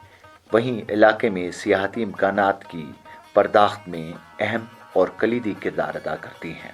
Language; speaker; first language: Urdu; native; Urdu